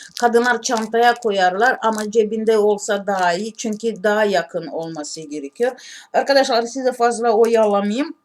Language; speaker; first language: Turkish; non-native, learner; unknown